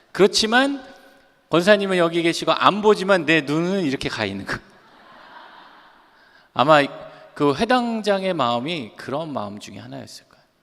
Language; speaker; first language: Korean; native; Korean